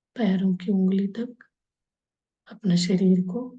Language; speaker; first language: Hindi; non-native, local second language; Kannada